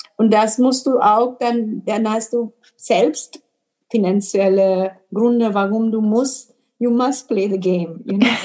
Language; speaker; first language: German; non-native, fluent; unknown